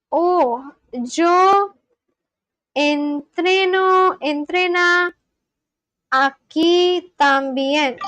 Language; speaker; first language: Spanish; non-native, learner; Bangla